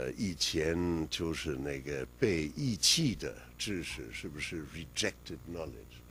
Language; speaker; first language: Chinese; non-native, fluent; German